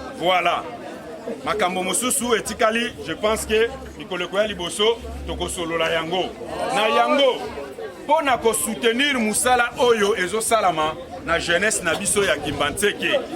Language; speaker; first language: Lingala; native; Lingala